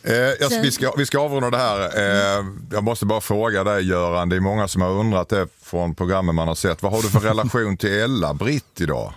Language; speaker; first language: Swedish; native; Swedish